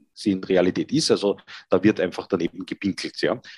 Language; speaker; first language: German; native; German